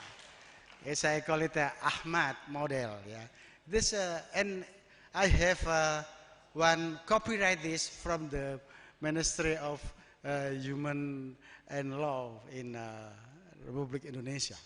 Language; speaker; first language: English; non-native, learner; Indonesian